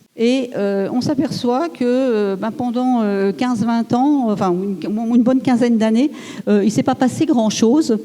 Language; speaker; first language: French; native; French